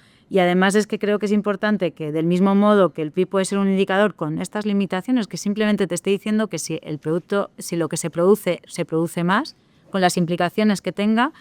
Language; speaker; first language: Spanish; native; Spanish